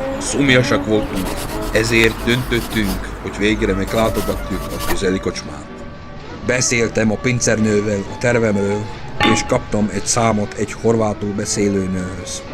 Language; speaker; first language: Hungarian; non-native, learner; Czech